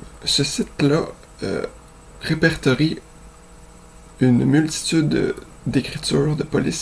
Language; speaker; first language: French; native; French